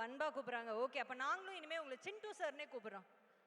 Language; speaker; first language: Tamil; native; Tamil